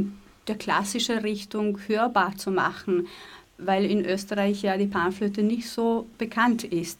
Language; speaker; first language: German; native; German